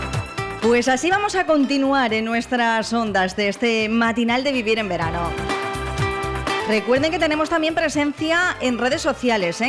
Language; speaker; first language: Spanish; native; Spanish